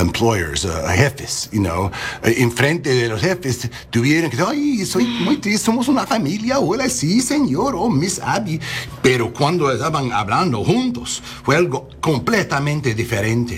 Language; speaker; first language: Spanish; non-native, learner; English